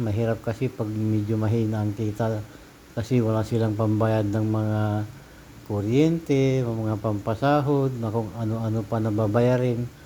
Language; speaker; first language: Filipino; native; Filipino